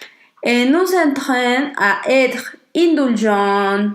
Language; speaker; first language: French; non-native, learner; Spanish